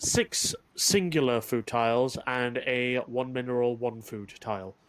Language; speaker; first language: English; native; English